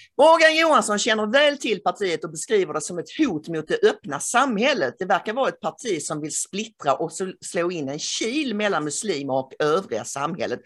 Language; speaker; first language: Swedish; native; Swedish